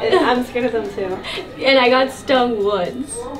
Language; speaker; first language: English; native; English